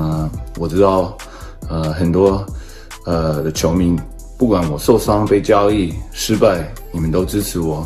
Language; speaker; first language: Chinese; early bilingual, heritage; English